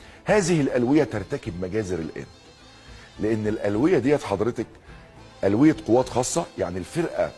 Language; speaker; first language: Arabic; native; Arabic